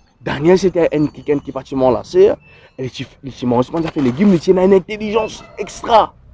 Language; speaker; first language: French; non-native, local second language; Morisyen